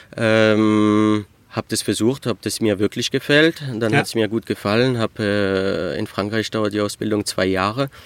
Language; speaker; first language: German; early bilingual, heritage; French